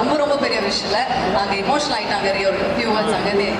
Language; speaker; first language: Tamil; native; Tamil